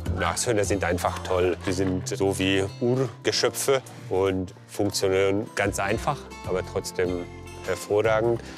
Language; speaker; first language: German; non-native, fluent; Hungarian